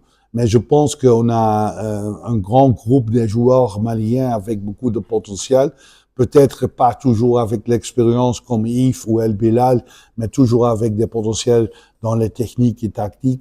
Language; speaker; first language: French; non-native, local second language; Dutch